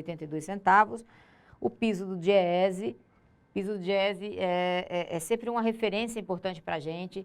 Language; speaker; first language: Portuguese; native; Portuguese